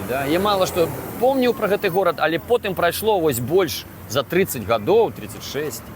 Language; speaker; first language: Belarusian; native; Belarusian